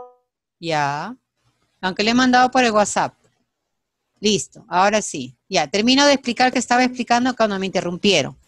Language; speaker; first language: Spanish; native; Spanish